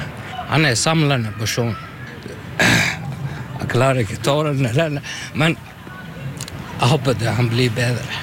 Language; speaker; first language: Norwegian; non-native, learner; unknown